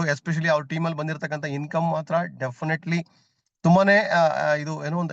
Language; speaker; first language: Kannada; native; Kannada